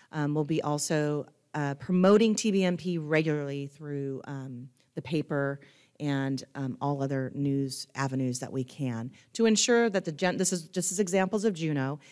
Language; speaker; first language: English; native; English